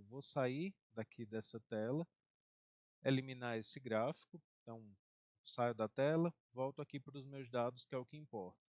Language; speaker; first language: Portuguese; native; Portuguese